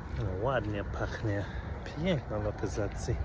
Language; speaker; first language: Polish; non-native, learner; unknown